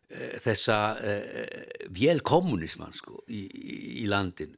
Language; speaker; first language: Icelandic; non-native, fluent; Polish